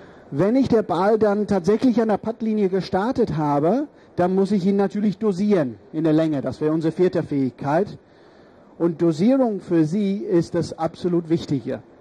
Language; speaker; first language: German; non-native, fluent; English